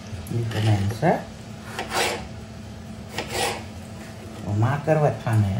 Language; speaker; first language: Dutch; non-native, local second language; Caribbean Hindustani